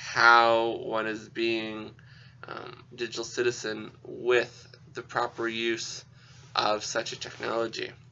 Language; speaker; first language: English; native; English